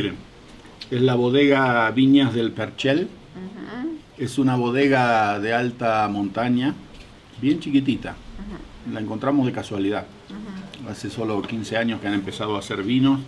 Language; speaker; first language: Spanish; native; Spanish